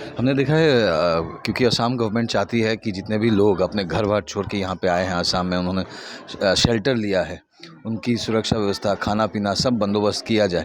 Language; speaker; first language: Hindi; native; Hindi